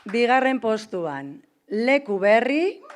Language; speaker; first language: Basque; native; Basque